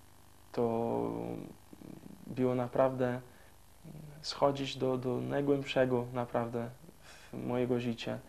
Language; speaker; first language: Polish; non-native, fluent; Portuguese